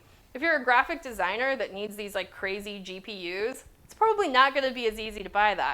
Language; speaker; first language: English; native; English